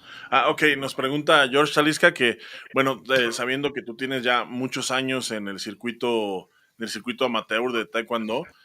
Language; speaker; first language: Spanish; native; Spanish